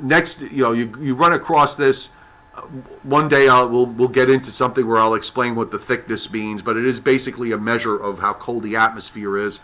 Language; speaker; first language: English; native; English